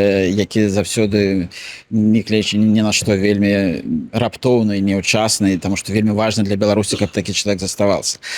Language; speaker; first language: Belarusian; non-native, local second language; Russian